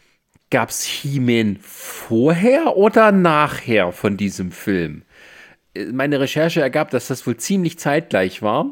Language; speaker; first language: German; native; German